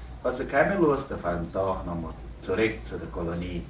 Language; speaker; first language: German; early bilingual, heritage; German